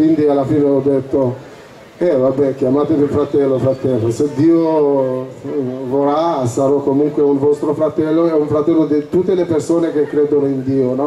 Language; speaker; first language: Italian; non-native, fluent; Albanian